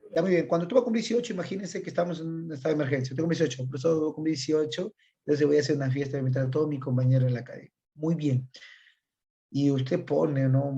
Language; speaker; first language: Spanish; native; Spanish